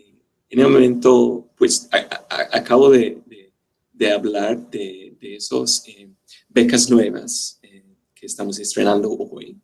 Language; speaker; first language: Spanish; non-native, fluent; English